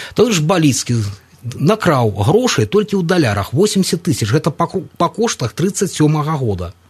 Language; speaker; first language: Belarusian; non-native, local second language; Russian